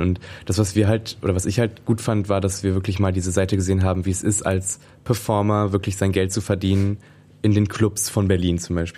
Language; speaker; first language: German; native; German